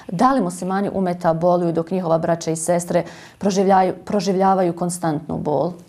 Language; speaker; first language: Bosnian; native; Bosnian